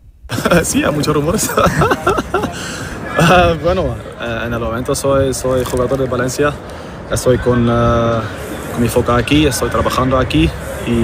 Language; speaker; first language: Spanish; non-native, fluent; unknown